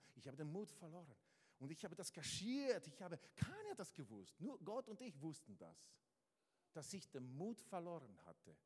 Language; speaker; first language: German; non-native, fluent; Italian